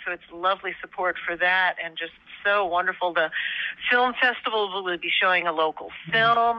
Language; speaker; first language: English; native; English